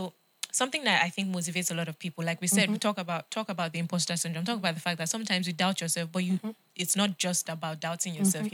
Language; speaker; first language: English; non-native, local second language; Yoruba